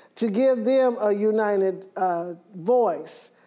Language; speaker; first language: English; native; English